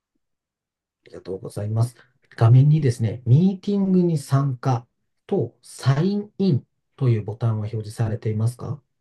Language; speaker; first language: Japanese; native; Japanese